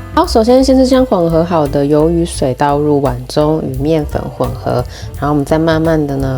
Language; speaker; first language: Chinese; native; Chinese